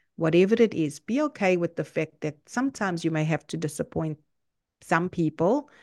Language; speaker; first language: English; native; English